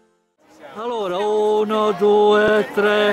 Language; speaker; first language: Italian; native; Italian